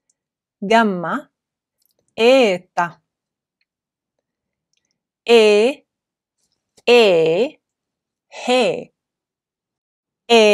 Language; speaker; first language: Greek; non-native, fluent; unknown